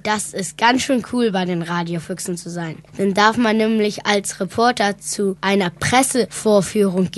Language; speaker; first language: German; native; German